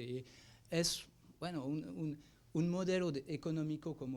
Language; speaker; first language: Spanish; non-native, fluent; French